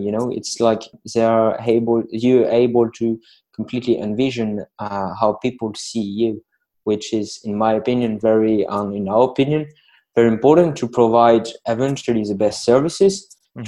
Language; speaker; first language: English; non-native, fluent; French